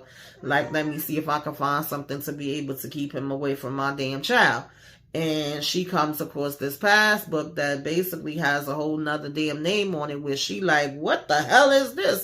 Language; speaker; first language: English; native; English